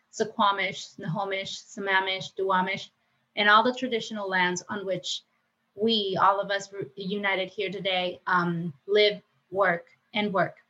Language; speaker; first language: English; non-native, fluent; Spanish